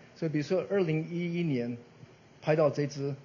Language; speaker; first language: Chinese; early bilingual, heritage; Chinese